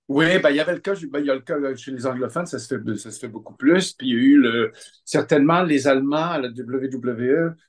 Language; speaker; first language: French; native; French